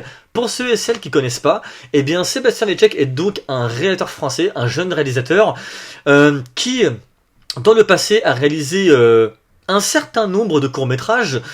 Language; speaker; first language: French; native; French